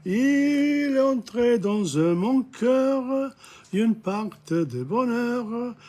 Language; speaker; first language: French; non-native, learner; English